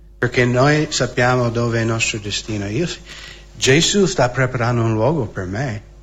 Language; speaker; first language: Italian; non-native, fluent; English